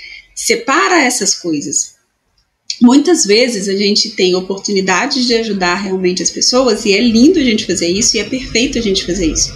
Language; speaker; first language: Portuguese; native; Portuguese